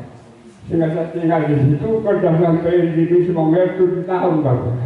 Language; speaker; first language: Indonesian; non-native, local second language; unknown